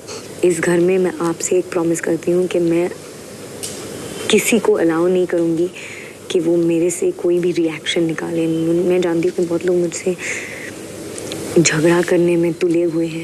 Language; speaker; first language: Hindi; native; Hindi